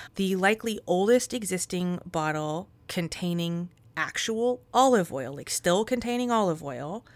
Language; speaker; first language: English; native; English